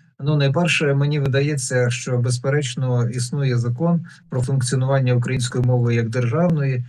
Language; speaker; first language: Ukrainian; non-native, local second language; Russian